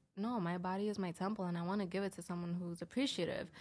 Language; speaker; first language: English; early bilingual, heritage; English